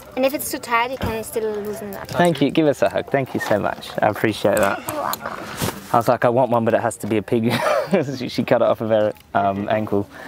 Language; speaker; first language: English; native; English